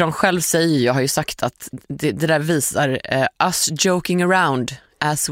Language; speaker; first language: Swedish; native; Swedish